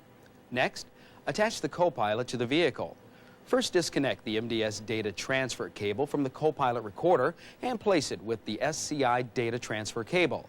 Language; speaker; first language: English; native; English